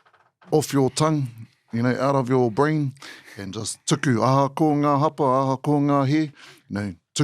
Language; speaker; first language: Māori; non-native, local second language; English